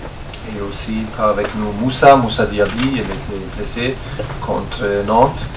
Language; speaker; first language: French; non-native, learner; German